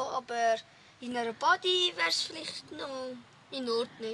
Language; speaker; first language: German; native; German